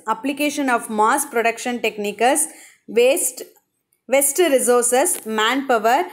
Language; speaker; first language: English; non-native, local second language; Tamil